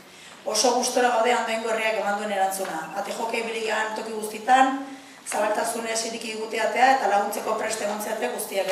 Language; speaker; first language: Basque; native; Basque